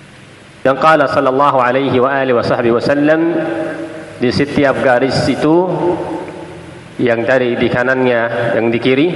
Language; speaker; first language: Indonesian; non-native, fluent; Arabic